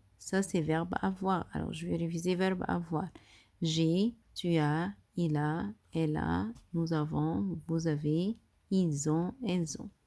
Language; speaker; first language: French; non-native, fluent; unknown